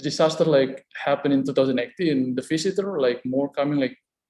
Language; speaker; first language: English; non-native, fluent; Indonesian